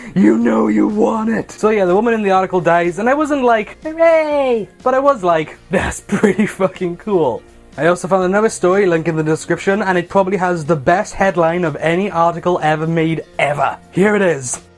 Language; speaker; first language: English; native; English